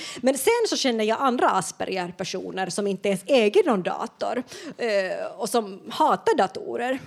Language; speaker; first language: Swedish; non-native, local second language; Finnish